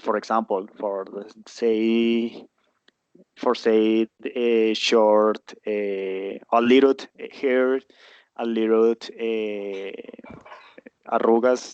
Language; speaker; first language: English; non-native, learner; Spanish